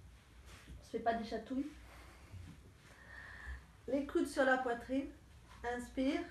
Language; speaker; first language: French; native; French